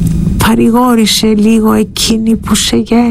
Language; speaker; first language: Greek; native; Greek